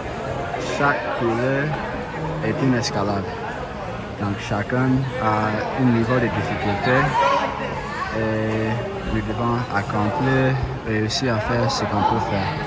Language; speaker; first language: French; non-native, fluent; English